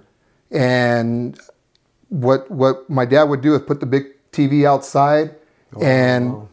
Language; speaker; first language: English; early bilingual, other home language; Spanish